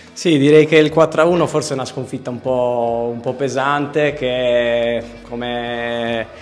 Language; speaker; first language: Italian; native; Italian